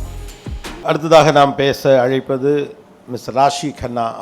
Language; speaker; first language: Tamil; native; Tamil